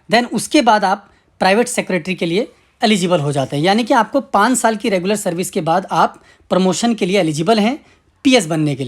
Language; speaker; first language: Hindi; native; Hindi